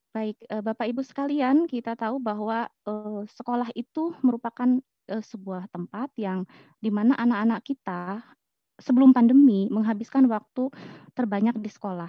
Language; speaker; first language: Indonesian; native; Indonesian